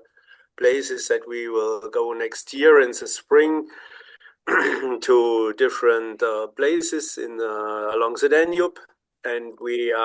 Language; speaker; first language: English; non-native, learner; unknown